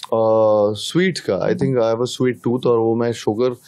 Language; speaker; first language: Hindi; native; Hindi